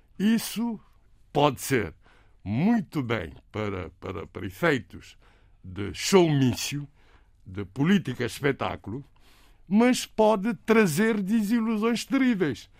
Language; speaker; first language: Portuguese; non-native, local second language; Kabuverdianu